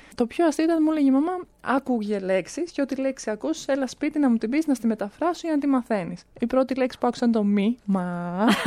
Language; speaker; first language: Greek; early bilingual, other home language; Romanian